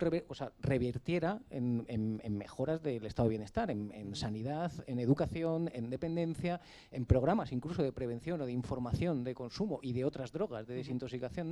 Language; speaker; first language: Spanish; native; Spanish